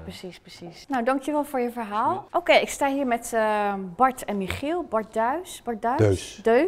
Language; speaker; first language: Dutch; native; Dutch